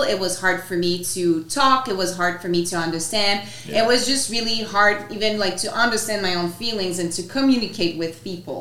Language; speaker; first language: English; non-native, fluent; French